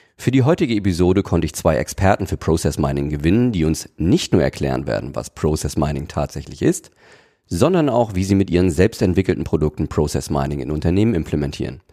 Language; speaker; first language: German; native; German